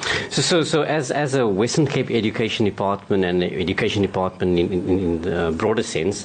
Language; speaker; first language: English; non-native, local second language; Afrikaans